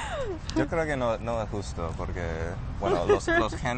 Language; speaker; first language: Spanish; non-native, fluent; English